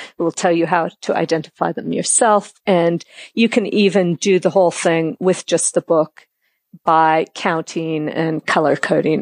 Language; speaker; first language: English; native; English